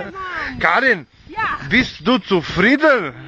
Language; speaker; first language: German; non-native, learner; Croatian